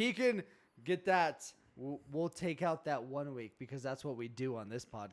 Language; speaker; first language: English; native; English